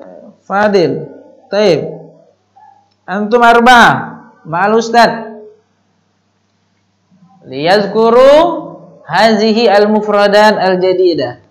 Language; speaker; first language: Arabic; non-native, fluent; Indonesian